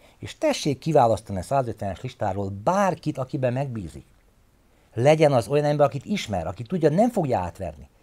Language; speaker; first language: Hungarian; native; Hungarian